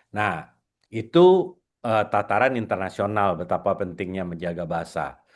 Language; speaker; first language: Indonesian; non-native, local second language; Minangkabau